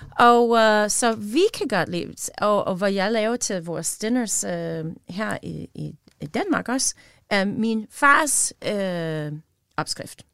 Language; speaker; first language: Danish; non-native, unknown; English